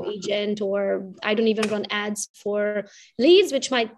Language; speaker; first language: English; non-native, fluent; Romanian